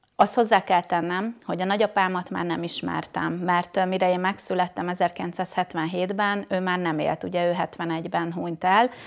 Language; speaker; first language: Hungarian; native; Hungarian